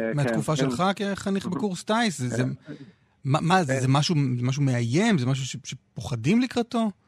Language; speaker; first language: Hebrew; native; Hebrew